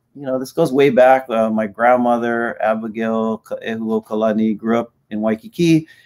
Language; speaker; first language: English; native; English